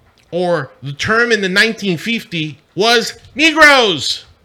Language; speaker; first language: English; non-native, local second language; Spanish